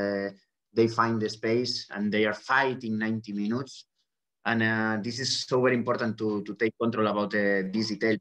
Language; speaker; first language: English; non-native, fluent; Spanish